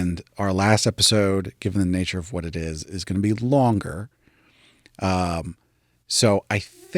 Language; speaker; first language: English; native; English